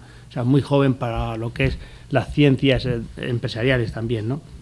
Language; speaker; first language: Spanish; native; Spanish